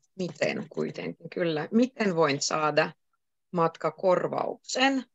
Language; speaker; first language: Finnish; native; Finnish